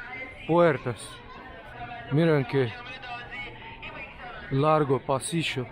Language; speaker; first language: Spanish; non-native, fluent; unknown